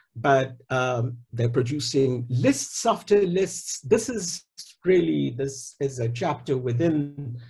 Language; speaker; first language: English; non-native, local second language; Hindi